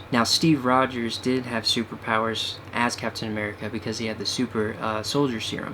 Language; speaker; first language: English; native; English